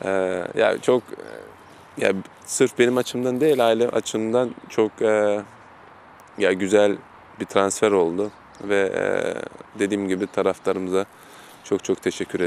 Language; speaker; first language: Turkish; early bilingual, heritage; German